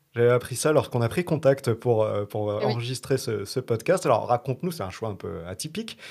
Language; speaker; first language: French; native; French